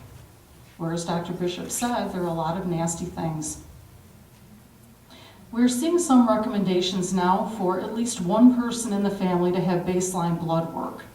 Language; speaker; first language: English; native; English